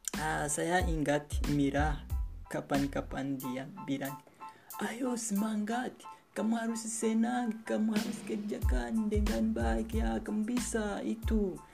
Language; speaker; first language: Indonesian; non-native, learner; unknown